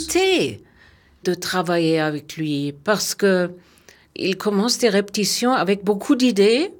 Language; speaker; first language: French; non-native, fluent; German